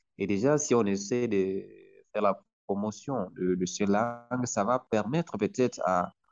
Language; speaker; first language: French; non-native, local second language; Hausa